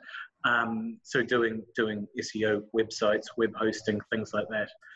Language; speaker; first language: English; native; English